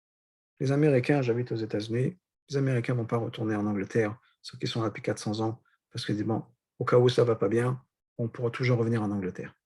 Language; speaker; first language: French; native; French